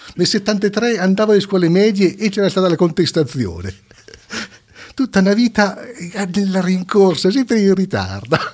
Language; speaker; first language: Italian; native; Italian